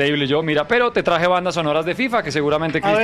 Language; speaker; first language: Spanish; native; Spanish